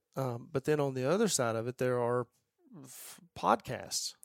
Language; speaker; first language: English; native; English